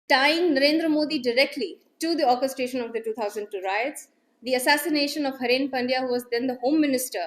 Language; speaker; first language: English; non-native, local second language; Gujarati